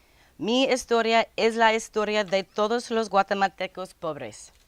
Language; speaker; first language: Spanish; non-native, fluent; English